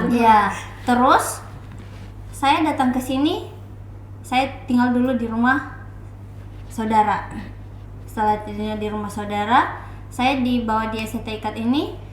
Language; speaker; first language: Indonesian; non-native, local second language; Nias